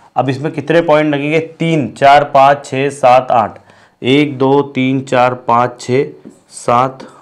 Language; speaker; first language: Hindi; non-native, local second language; Marathi